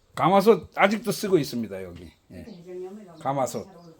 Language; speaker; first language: Korean; native; Korean